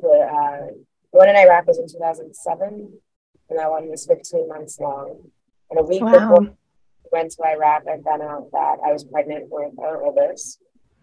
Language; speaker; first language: English; native; English